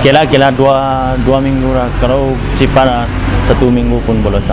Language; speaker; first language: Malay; non-native, learner; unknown